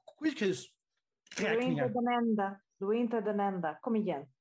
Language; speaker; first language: Swedish; non-native, fluent; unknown